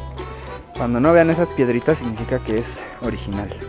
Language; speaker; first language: Spanish; native; Spanish